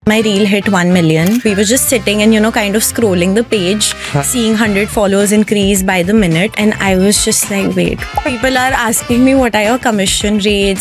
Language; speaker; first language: English; non-native, local second language; Hindi